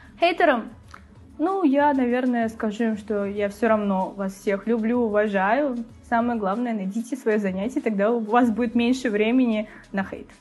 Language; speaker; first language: Russian; native; Russian